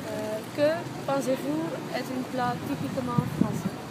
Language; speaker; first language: French; non-native, learner; Dutch